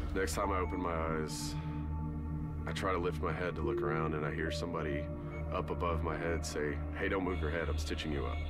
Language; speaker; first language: English; native; English